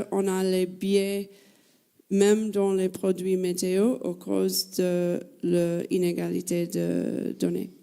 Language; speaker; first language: French; non-native, fluent; English